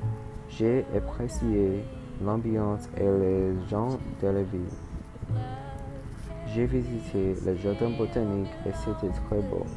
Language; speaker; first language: French; non-native, learner; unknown